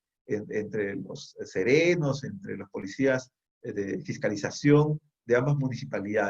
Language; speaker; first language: Spanish; native; Spanish